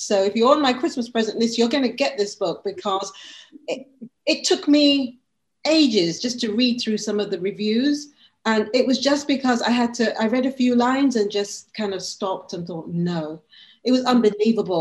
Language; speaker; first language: English; native; English